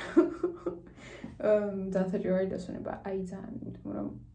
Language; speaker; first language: English; non-native, fluent; Georgian